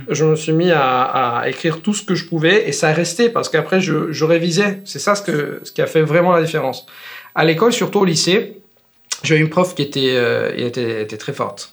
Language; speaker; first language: French; non-native, fluent; Italian